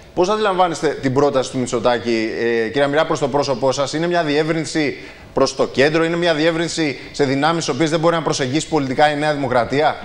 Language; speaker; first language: Greek; native; Greek